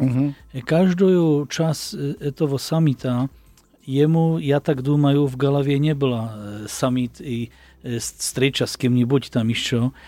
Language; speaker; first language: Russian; non-native, learner; Slovak